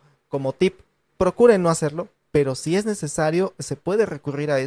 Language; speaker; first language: Spanish; native; Spanish